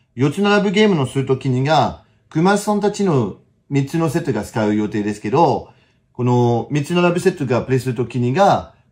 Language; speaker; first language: Japanese; non-native, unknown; French